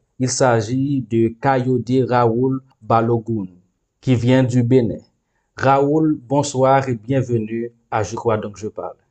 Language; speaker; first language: French; non-native, local second language; Haitian Creole